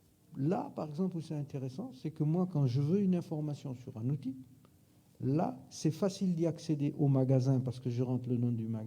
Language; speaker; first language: French; native; French